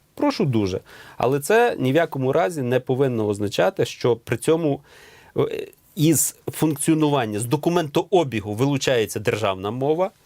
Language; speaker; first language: Ukrainian; native; Ukrainian